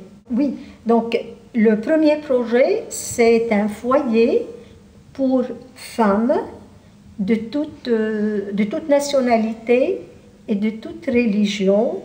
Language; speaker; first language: French; non-native, local second language; Arabic